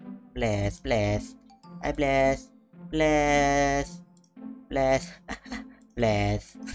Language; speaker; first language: English; non-native, local second language; Malay